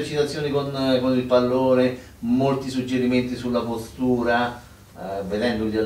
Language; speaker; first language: Italian; native; Italian